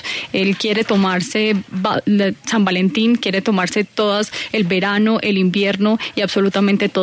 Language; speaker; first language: Spanish; native; Spanish